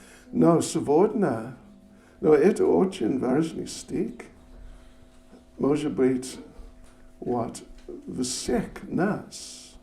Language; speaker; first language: Russian; non-native, learner; English